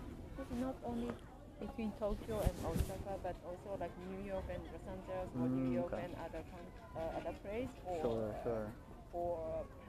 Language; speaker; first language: English; non-native, learner; Japanese